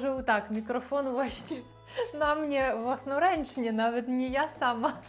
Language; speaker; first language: Polish; non-native, learner; Russian